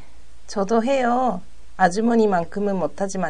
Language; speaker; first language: Korean; non-native, learner; Japanese